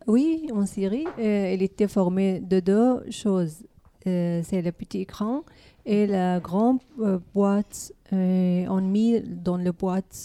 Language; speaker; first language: French; non-native, learner; Arabic